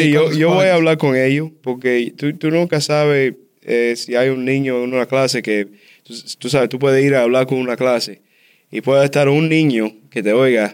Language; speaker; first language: Spanish; early bilingual, heritage; Spanish